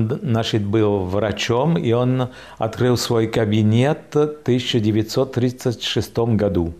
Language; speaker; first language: Russian; early bilingual, heritage; French